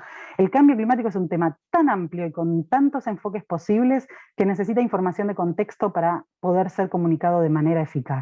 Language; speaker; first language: Spanish; native; Spanish